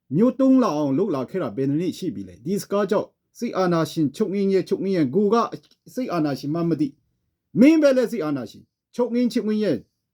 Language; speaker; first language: Burmese; non-native, local second language; Kachin